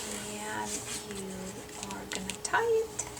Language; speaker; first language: English; non-native, fluent; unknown